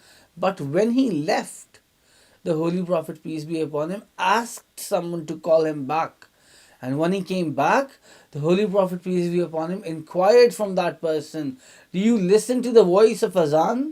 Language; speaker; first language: English; non-native, local second language; Urdu